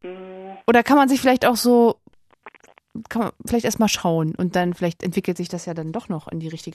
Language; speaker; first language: German; native; German